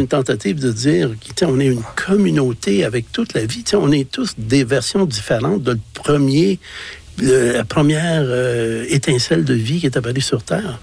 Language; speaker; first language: French; native; French